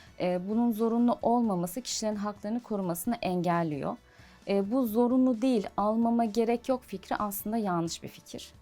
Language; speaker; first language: Turkish; native; Turkish